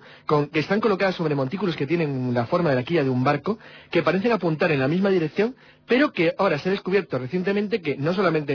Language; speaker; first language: Spanish; native; Spanish